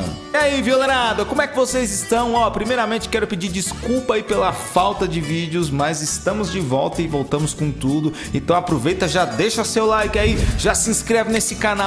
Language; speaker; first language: Portuguese; native; Portuguese